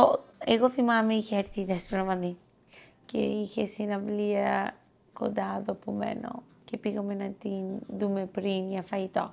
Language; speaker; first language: Greek; early bilingual, heritage; English